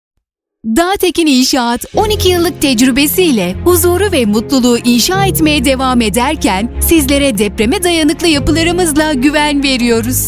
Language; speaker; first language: Turkish; native; Turkish